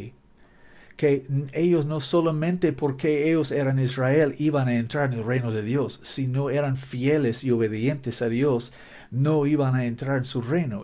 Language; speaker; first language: Spanish; non-native, learner; English